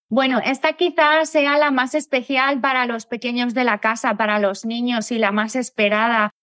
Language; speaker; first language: Spanish; native; Spanish